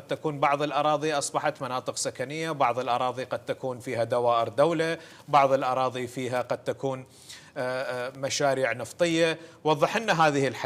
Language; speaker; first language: Arabic; native; Arabic